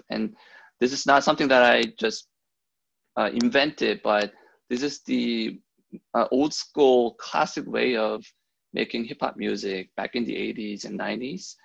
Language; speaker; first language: English; early bilingual, other home language; Korean